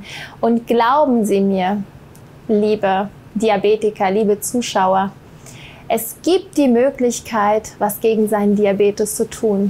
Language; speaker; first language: German; native; German